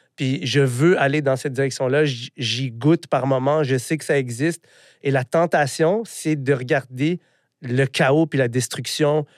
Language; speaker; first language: French; early bilingual, other home language; Arabic